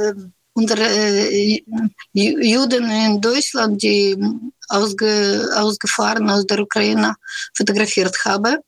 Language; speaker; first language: German; non-native, learner; Russian